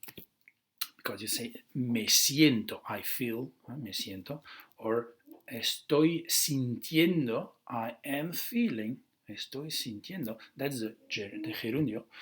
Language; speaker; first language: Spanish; non-native, fluent; Dutch